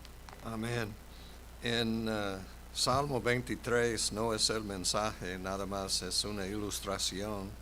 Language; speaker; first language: Spanish; non-native, fluent; English